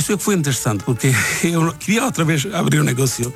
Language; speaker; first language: Portuguese; non-native, learner; Bangla